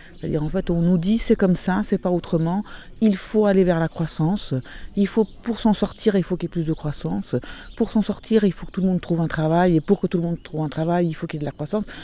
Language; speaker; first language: French; non-native, fluent; Portuguese